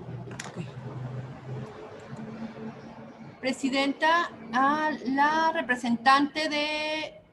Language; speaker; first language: Spanish; native; Spanish